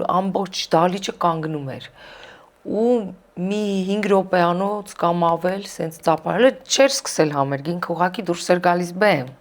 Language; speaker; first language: Armenian; early bilingual, heritage; Armenian